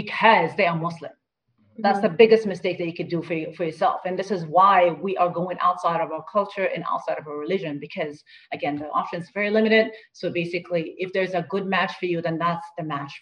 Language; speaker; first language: English; non-native, fluent; Arabic